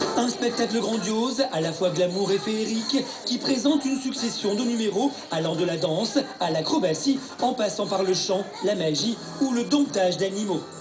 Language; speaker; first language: French; native; French